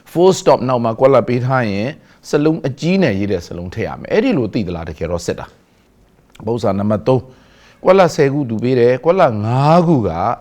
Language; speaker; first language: Burmese; native; Burmese